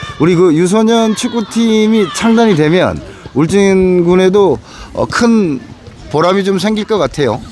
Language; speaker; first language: Korean; native; Korean